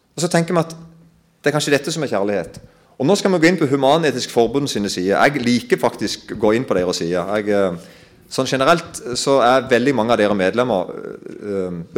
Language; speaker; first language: Norwegian; native; Norwegian